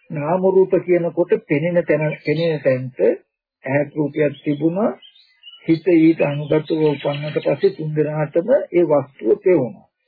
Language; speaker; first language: Sinhala; native; Sinhala